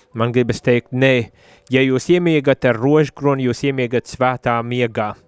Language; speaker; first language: Latvian; native; Latvian